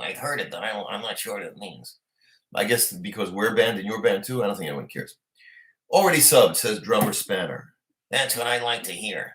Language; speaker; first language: English; native; English